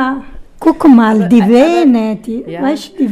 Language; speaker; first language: German; non-native, learner; Italian